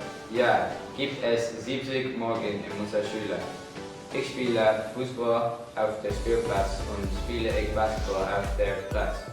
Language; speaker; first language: German; non-native, learner; English